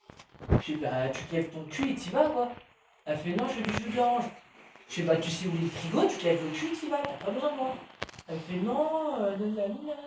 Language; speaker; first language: French; native; French